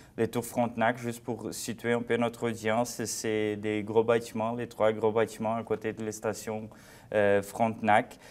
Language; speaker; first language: French; non-native, fluent; Portuguese